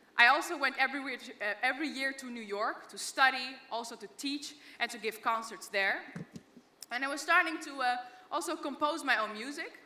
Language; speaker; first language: English; non-native, fluent; Dutch